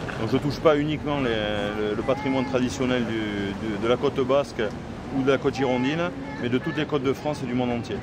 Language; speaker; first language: French; native; French